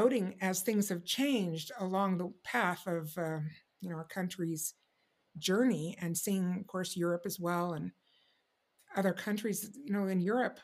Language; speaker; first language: English; native; English